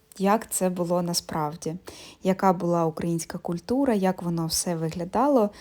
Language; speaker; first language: Ukrainian; non-native, local second language; Russian